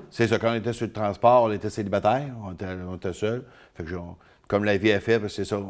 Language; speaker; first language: French; native; French